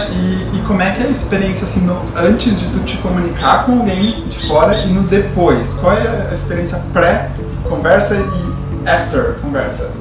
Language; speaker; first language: Portuguese; native; Portuguese